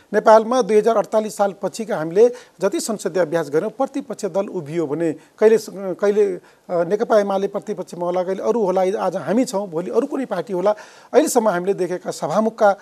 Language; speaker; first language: Nepali; native; Nepali